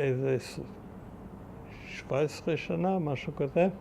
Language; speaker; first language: Hebrew; early bilingual, other home language; German